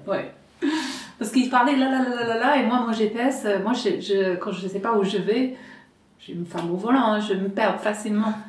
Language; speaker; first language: French; non-native, fluent; English